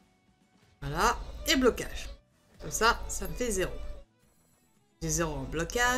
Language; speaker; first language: French; native; French